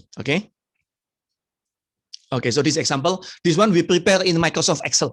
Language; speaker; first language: English; non-native, fluent; Indonesian